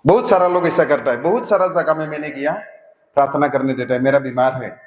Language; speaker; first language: Hindi; non-native, local second language; Assamese